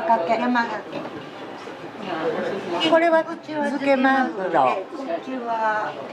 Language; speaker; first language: Japanese; native; Japanese